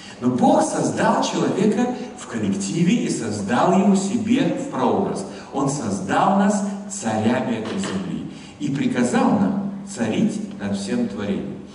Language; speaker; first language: Russian; non-native, fluent; German